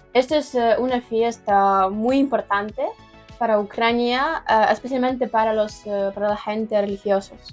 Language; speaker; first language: Spanish; non-native, learner; Ukrainian